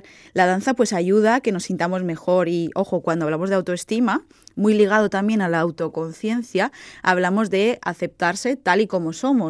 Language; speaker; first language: Spanish; native; Spanish